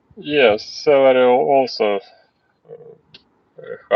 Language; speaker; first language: English; non-native, learner; Russian